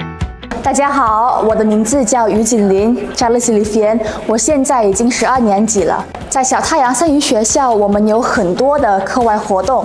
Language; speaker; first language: Chinese; non-native, fluent; Indonesian